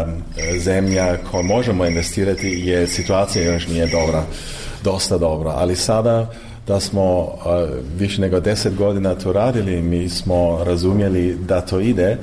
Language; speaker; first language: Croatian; early bilingual, heritage; Croatian